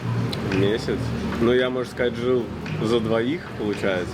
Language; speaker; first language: Russian; native; Russian